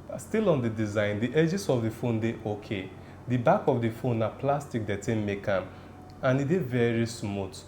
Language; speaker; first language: Nigerian Pidgin; native; Nigerian Pidgin